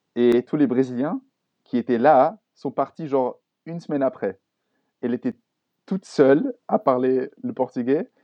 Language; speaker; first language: French; non-native, fluent; German